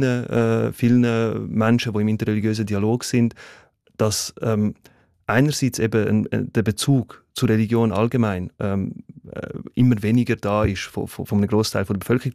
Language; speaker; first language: German; early bilingual, other home language; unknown